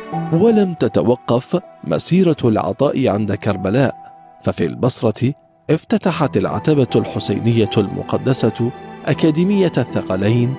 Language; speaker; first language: Arabic; native; Arabic